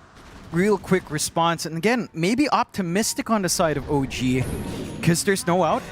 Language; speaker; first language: English; native; English